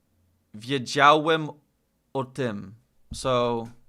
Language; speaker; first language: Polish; non-native, learner; English